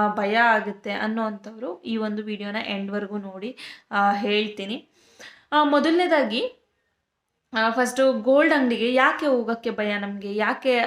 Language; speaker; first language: Kannada; native; Kannada